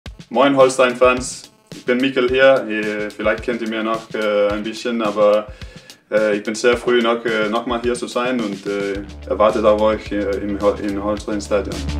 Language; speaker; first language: German; non-native, learner; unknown